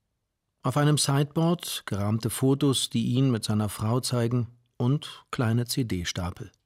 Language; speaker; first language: German; native; German